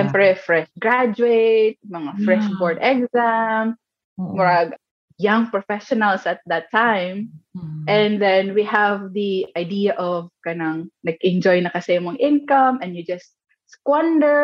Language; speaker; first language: English; non-native, local second language; Cebuano